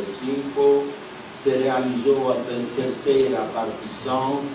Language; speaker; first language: Portuguese; non-native, fluent; Polish